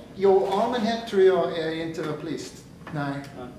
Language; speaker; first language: Swedish; non-native, fluent; English